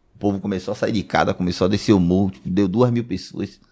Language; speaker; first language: Portuguese; native; Portuguese